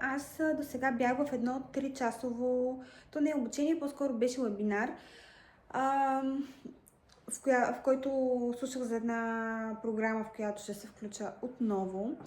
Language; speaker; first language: Bulgarian; native; Bulgarian